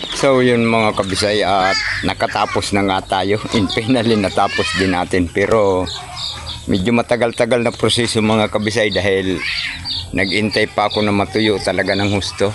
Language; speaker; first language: Filipino; non-native, local second language; Cebuano